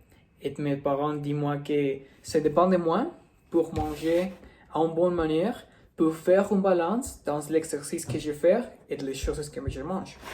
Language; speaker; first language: French; non-native, learner; Spanish